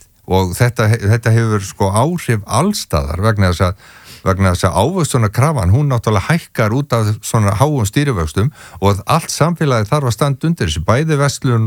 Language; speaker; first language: Icelandic; native; Icelandic